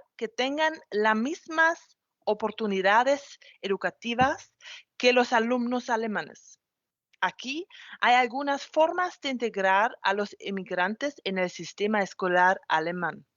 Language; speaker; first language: Spanish; non-native, fluent; German